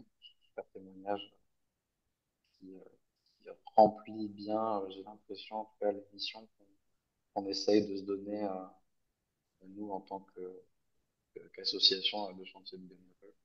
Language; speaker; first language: French; native; French